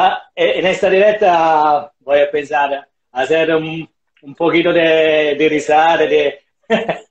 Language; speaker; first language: Spanish; non-native, learner; Italian